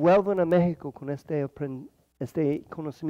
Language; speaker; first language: Spanish; non-native, fluent; English